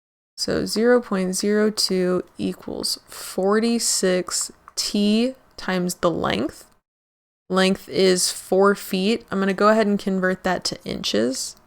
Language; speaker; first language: English; native; English